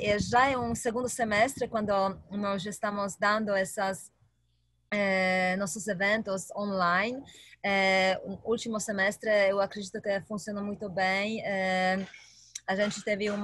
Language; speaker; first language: Portuguese; non-native, fluent; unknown